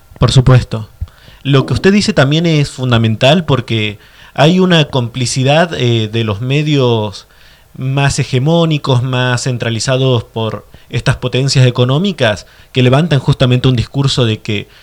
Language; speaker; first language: Spanish; native; Spanish